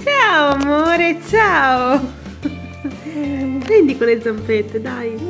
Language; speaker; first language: Italian; native; Italian